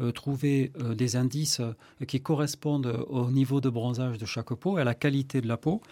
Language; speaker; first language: French; native; French